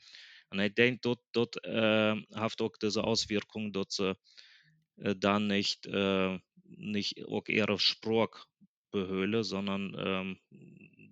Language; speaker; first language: German; early bilingual, other home language; Plautdietsch